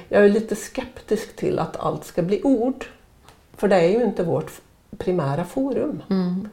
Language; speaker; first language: Swedish; native; Swedish